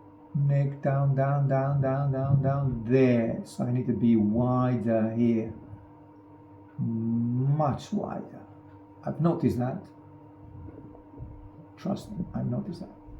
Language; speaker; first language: English; non-native, fluent; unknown